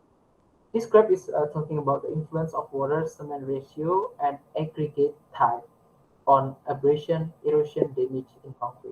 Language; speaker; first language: English; non-native, learner; Indonesian